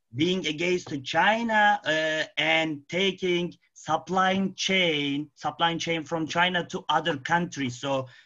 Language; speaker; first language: English; non-native, fluent; Arabic